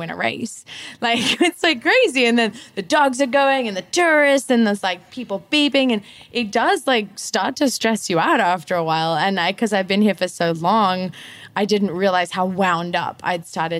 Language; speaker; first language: English; native; English